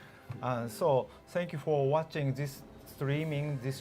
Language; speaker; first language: English; non-native, learner; Japanese